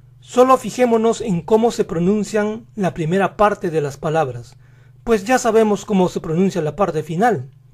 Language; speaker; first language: Spanish; native; Spanish